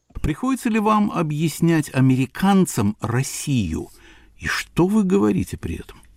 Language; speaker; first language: Russian; native; Russian